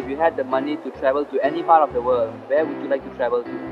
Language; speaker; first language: English; non-native, local second language; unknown